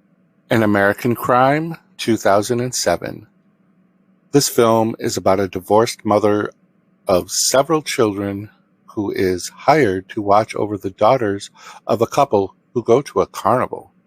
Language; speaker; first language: English; native; English